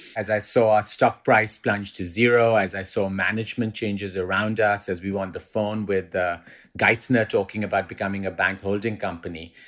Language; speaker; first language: English; non-native, local second language; Urdu